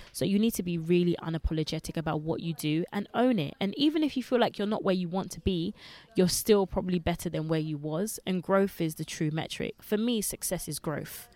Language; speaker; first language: English; early bilingual, other home language; Lingala